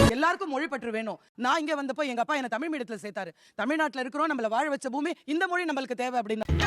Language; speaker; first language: Tamil; non-native, local second language; Hindi